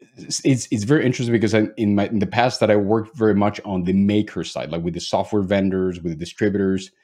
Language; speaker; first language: English; non-native, fluent; Spanish